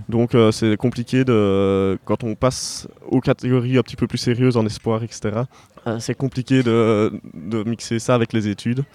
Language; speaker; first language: French; native; French